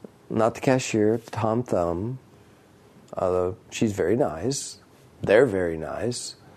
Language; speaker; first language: English; native; English